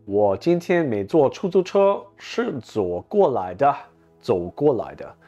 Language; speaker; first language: Chinese; non-native, learner; English